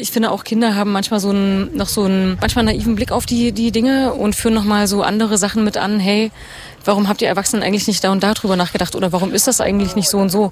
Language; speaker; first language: German; native; German